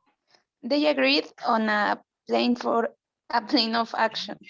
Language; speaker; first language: English; non-native, learner; Spanish